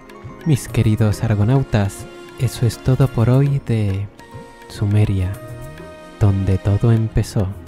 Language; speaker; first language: Spanish; native; Spanish